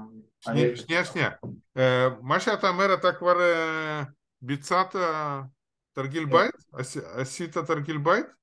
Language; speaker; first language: Hebrew; non-native, fluent; Russian